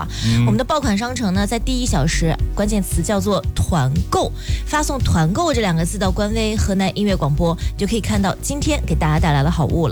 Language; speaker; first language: Chinese; native; Chinese